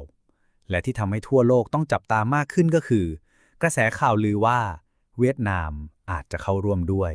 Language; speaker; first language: Thai; native; Thai